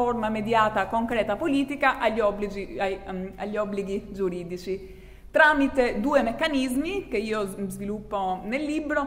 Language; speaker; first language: Italian; non-native, fluent; Albanian